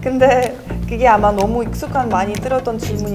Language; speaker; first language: Korean; non-native, fluent; Russian